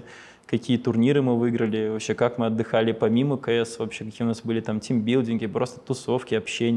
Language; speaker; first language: Russian; native; Russian